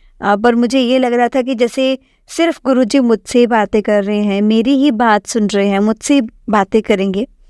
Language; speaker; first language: Hindi; native; Hindi